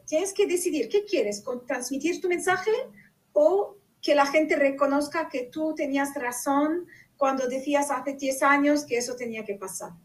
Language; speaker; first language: Spanish; non-native, fluent; Arabic